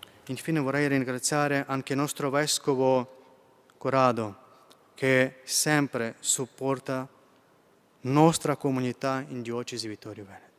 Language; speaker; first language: Italian; non-native, fluent; Ukrainian